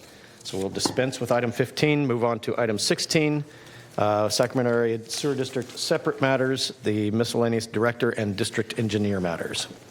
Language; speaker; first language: English; native; English